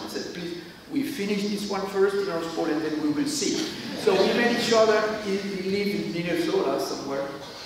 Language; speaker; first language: English; non-native, learner; French